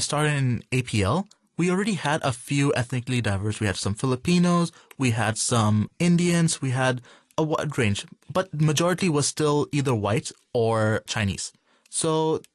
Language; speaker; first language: English; non-native, local second language; Urdu